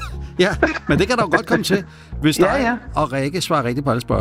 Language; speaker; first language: Danish; native; Danish